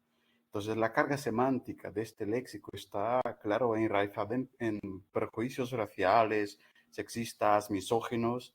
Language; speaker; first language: Spanish; non-native, fluent; Portuguese